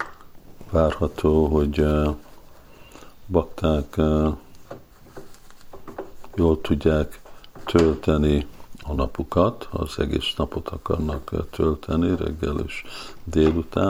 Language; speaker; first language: Hungarian; early bilingual, heritage; Hungarian